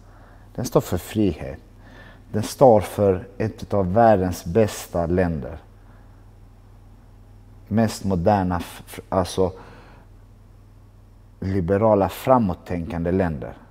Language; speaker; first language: Swedish; early bilingual, other home language; Albanian